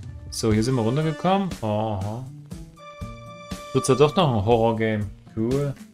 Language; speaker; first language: German; native; German